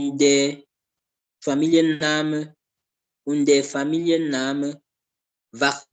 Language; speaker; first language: German; non-native, learner; French